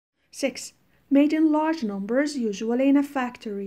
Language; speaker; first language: English; non-native, fluent; Persian